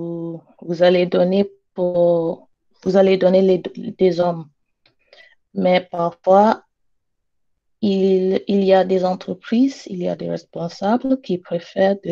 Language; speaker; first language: French; non-native, learner; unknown